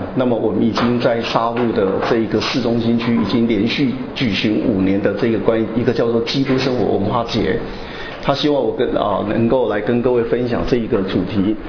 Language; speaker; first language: Chinese; native; Chinese